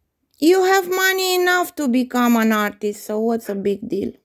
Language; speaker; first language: English; non-native, fluent; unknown